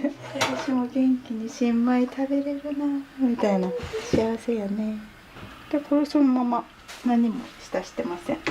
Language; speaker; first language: Japanese; native; Japanese